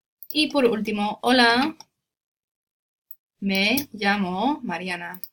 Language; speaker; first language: Spanish; non-native, fluent; English